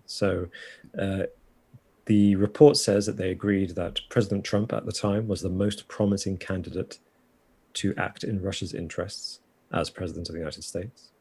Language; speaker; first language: English; native; English